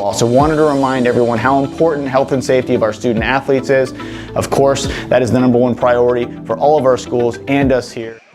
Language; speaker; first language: English; native; English